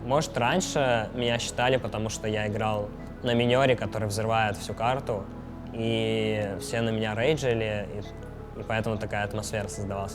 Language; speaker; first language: Russian; native; Russian